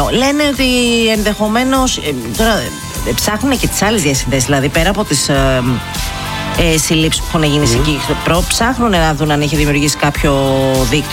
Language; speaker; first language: Greek; native; Greek